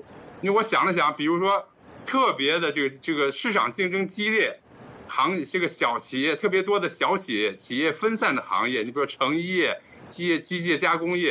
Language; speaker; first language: Chinese; native; Chinese